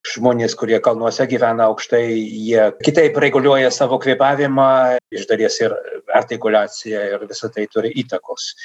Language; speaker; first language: Lithuanian; non-native, fluent; Dutch